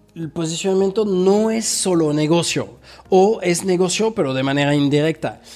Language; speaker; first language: Spanish; non-native, fluent; French